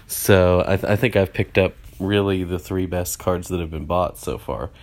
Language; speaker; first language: English; native; English